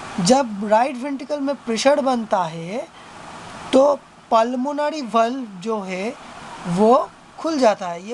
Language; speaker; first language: Hindi; non-native, local second language; Bangla